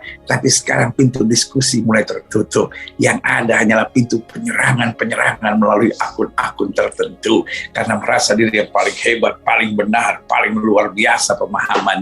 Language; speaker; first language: Indonesian; native; Indonesian